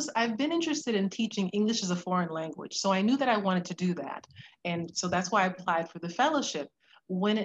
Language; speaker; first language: English; native; English